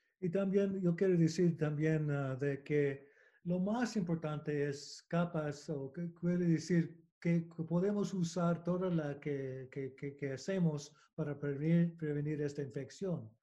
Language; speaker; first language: Spanish; non-native, learner; English